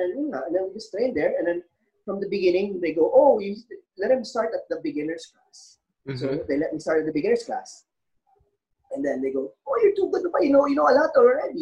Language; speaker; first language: English; non-native, local second language; Filipino